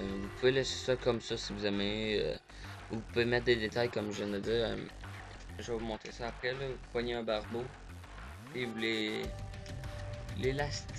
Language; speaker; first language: French; native; French